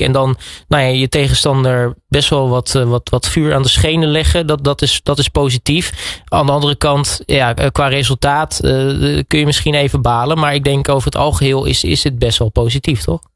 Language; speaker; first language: Dutch; native; Dutch